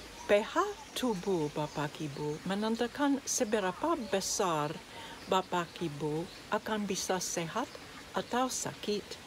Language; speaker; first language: Indonesian; non-native, learner; English